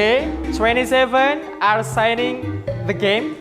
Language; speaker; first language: English; non-native, learner; Indonesian